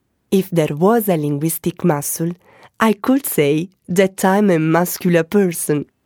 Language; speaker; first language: English; non-native, fluent; Italian